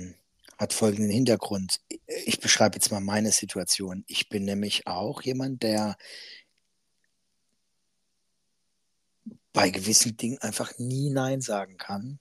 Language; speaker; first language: German; native; German